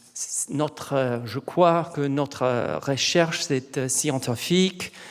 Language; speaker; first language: French; non-native, learner; English